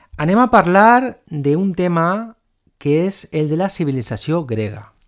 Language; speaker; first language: Catalan; non-native, local second language; Spanish